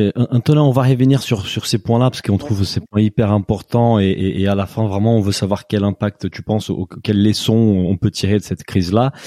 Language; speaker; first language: French; non-native, fluent; Portuguese